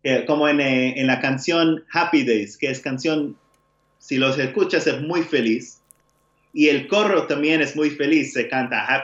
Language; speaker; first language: Spanish; non-native, learner; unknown